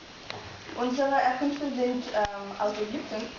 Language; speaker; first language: German; non-native, fluent; French